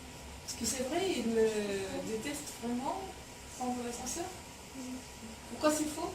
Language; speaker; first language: French; non-native, fluent; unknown